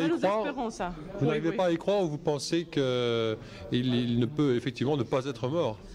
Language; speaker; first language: French; native; French